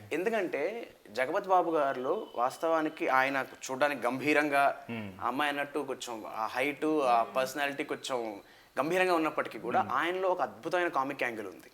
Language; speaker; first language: Telugu; native; Telugu